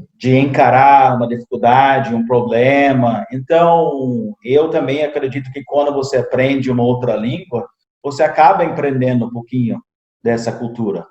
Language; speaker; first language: Portuguese; non-native, fluent; English